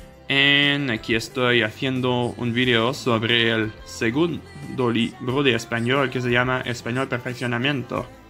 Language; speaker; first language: Spanish; non-native, learner; French